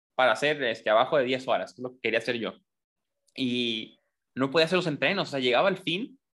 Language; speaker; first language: Spanish; native; Spanish